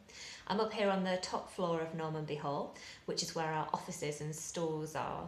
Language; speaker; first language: English; native; English